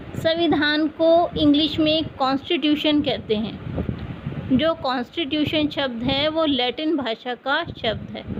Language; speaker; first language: Hindi; native; Hindi